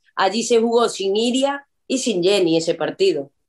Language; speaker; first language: Spanish; native; Spanish